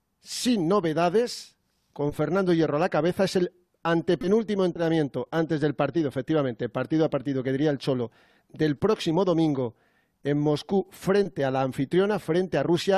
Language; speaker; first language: Spanish; native; Spanish